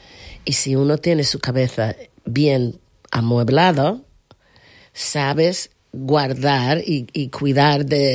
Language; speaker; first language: Spanish; non-native, fluent; English